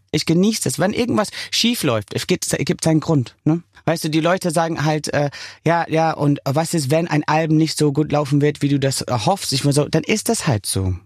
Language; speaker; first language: German; non-native, fluent; English